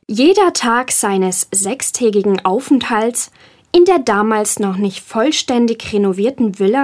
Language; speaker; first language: German; native; German